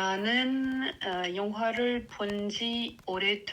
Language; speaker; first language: Korean; non-native, learner; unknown